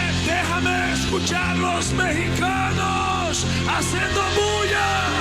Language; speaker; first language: Spanish; non-native, local second language; Portuguese